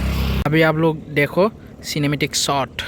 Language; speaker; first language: Hindi; non-native, local second language; Assamese